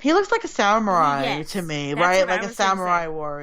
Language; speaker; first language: English; native; English